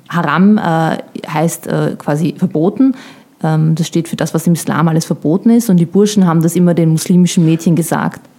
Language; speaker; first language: German; early bilingual, other home language; Bosnian